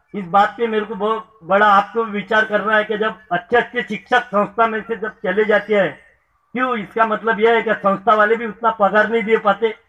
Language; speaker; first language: Hindi; native; Hindi